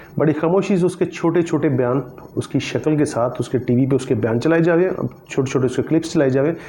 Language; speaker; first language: Urdu; non-native, local second language; Punjabi